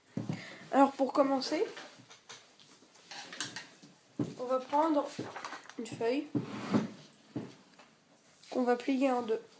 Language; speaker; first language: French; native; French